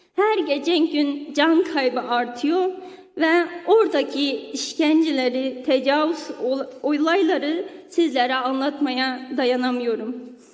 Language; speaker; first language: Turkish; non-native, fluent; Uyghur